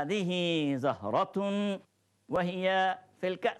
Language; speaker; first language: Arabic; non-native, fluent; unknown